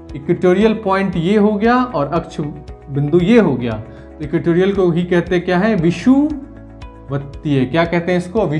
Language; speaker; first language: Hindi; native; Hindi